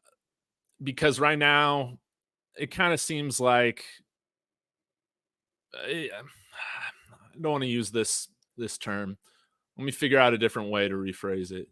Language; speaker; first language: English; native; English